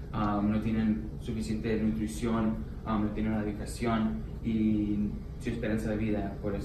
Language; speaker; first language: Spanish; early bilingual, heritage; Spanish